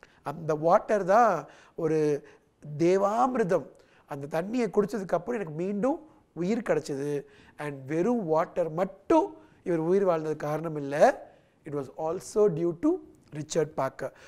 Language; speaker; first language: English; non-native, local second language; Tamil